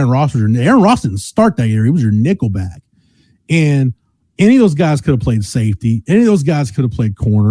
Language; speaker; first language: English; native; English